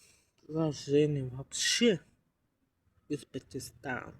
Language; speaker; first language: Russian; non-native, learner; Uzbek